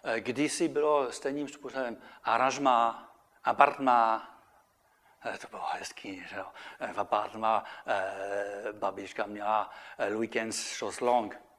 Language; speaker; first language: Czech; non-native, fluent; French